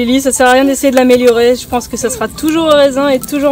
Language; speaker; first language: French; native; French